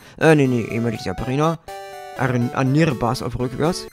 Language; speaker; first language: German; native; German